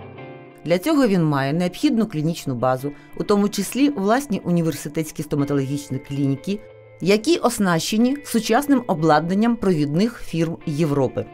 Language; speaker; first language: Ukrainian; native; Ukrainian